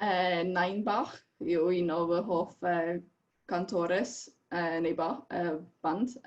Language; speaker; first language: Welsh; non-native, fluent; Estonian